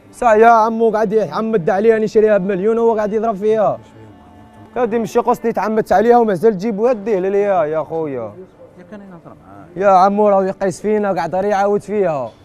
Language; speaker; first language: Arabic; native; Arabic